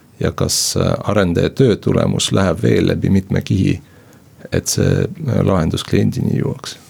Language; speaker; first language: Estonian; non-native, local second language; Russian